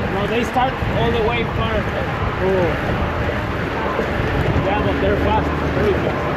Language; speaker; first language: English; non-native, learner; Spanish